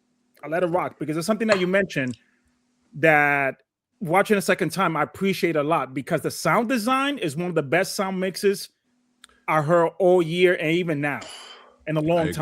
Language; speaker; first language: English; native; English